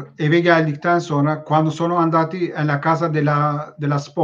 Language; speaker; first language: Italian; non-native, learner; Turkish